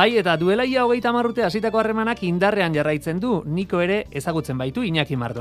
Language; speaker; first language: Basque; native; Basque